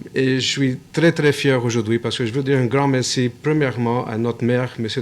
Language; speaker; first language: French; non-native, local second language; English